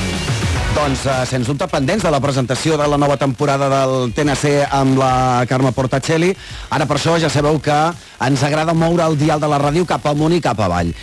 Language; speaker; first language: Catalan; native; Catalan